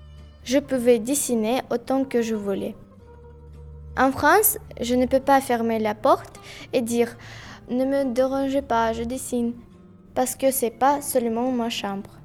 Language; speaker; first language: French; non-native, learner; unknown